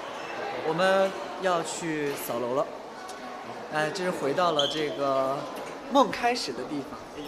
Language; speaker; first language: Chinese; non-native, learner; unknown